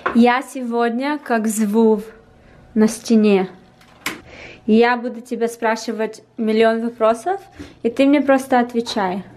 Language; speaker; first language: Russian; early bilingual, heritage; Russian